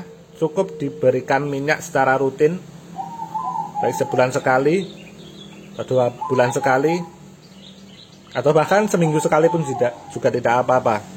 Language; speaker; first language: Indonesian; non-native, local second language; Javanese